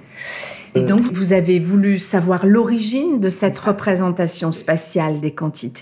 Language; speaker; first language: French; native; French